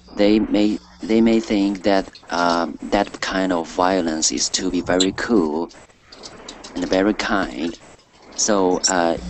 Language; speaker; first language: English; non-native, learner; Chinese